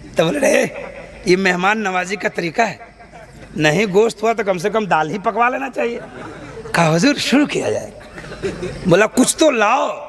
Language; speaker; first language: Hindi; native; Hindi